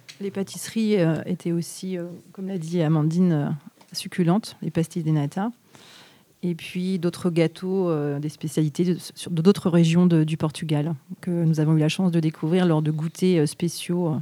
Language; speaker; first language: French; native; French